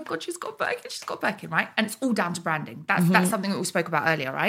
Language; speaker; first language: English; early bilingual, other home language; Bulgarian